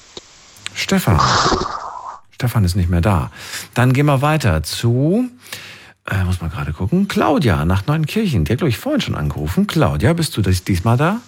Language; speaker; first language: German; native; German